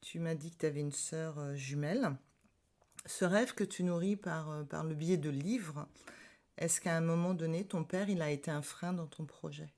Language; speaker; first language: French; native; French